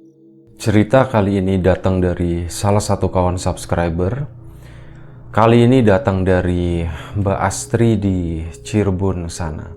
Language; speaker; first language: Indonesian; native; Indonesian